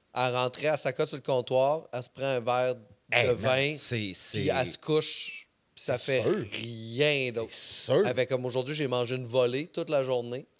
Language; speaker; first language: French; native; French